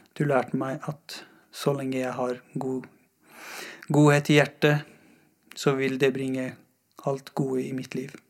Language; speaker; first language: Norwegian; non-native, fluent; Persian